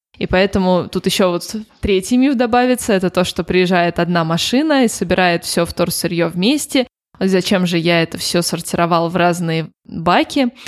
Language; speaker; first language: Russian; native; Russian